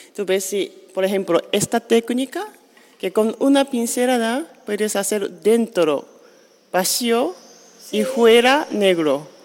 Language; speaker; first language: Spanish; non-native, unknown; Japanese